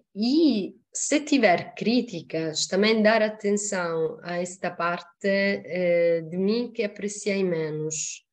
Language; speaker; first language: Portuguese; non-native, fluent; Italian